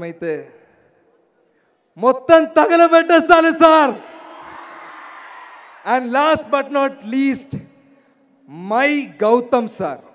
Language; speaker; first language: Telugu; non-native, learner; Malayalam